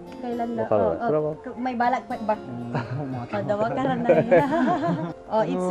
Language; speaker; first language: Japanese; non-native, learner; Filipino